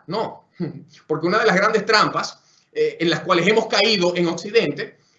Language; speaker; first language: Spanish; native; Spanish